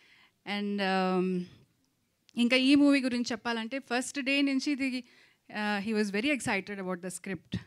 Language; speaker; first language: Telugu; non-native, local second language; Kannada